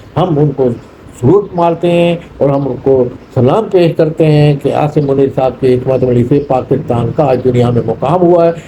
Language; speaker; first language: Urdu; non-native, local second language; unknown